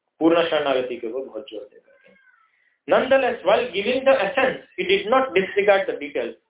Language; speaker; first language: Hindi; non-native, local second language; Gujarati